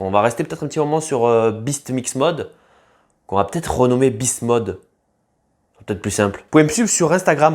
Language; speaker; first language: French; native; French